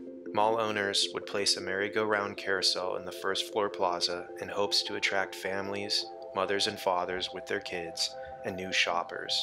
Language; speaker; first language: English; native; English